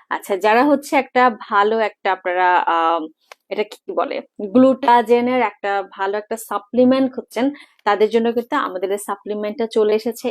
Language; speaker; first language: Bangla; non-native, local second language; Chakma